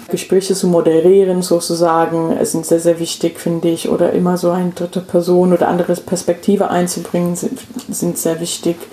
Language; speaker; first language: German; non-native, fluent; English